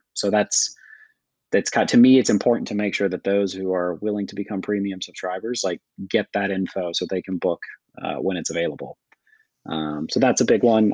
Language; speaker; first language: English; native; English